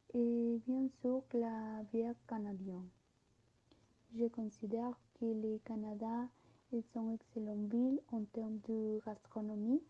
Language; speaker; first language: French; non-native, learner; Spanish